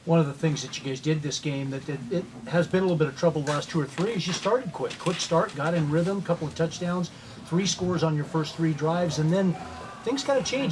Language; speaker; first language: English; native; English